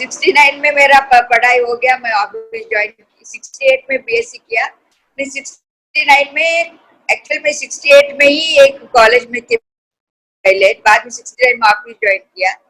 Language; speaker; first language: Hindi; non-native, local second language; Kannada